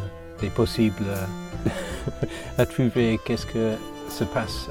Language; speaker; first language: French; non-native, learner; English